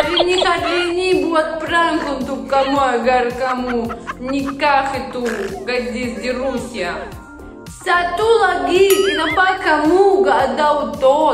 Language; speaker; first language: Indonesian; non-native, learner; Russian